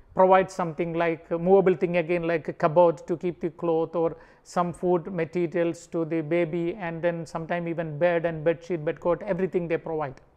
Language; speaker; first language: English; non-native, local second language; Malayalam